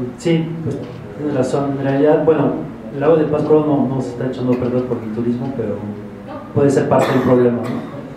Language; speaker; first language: Spanish; non-native, fluent; French